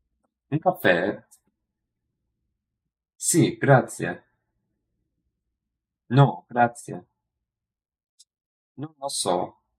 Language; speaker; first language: Italian; non-native, learner; English